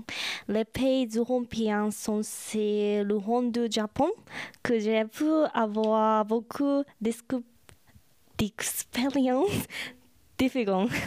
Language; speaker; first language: French; non-native, learner; Japanese